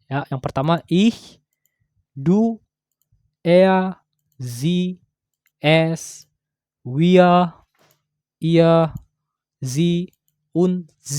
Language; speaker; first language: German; non-native, fluent; Indonesian